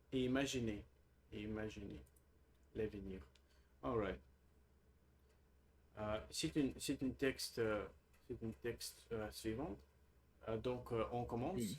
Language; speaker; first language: French; non-native, learner; Russian